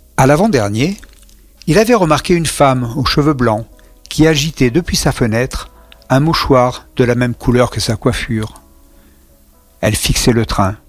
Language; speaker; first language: French; native; French